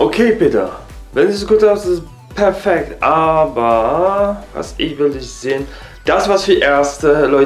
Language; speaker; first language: German; non-native, learner; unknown